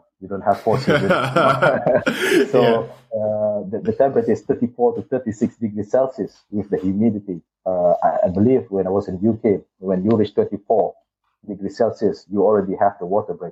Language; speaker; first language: English; non-native, local second language; Malay